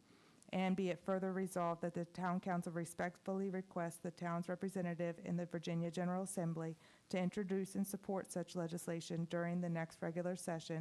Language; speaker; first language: English; native; English